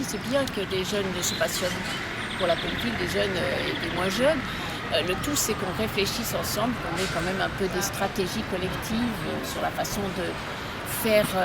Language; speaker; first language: French; native; French